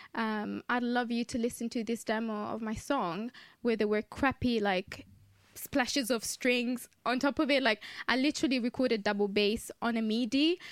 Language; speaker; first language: English; non-native, fluent; Italian